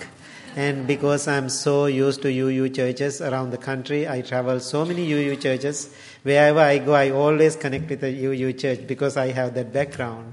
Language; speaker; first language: English; non-native, local second language; Sinhala